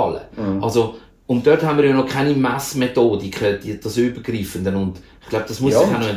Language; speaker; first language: German; native; German